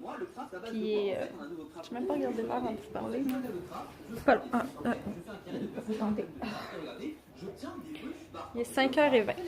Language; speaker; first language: French; native; French